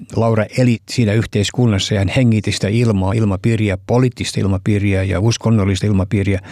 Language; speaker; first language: Finnish; early bilingual, heritage; Finnish